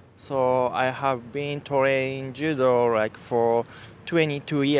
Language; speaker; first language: English; non-native, learner; Japanese